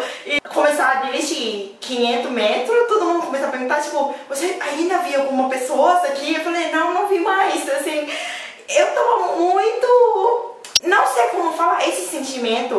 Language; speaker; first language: Portuguese; non-native, learner; Thai